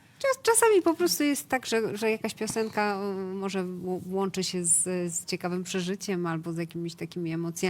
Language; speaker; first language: Polish; native; Polish